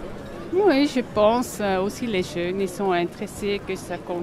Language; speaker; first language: French; non-native, local second language; Swiss German